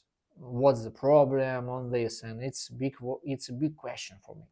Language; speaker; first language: English; non-native, learner; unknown